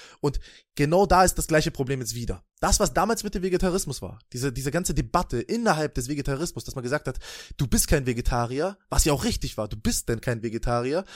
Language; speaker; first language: German; native; German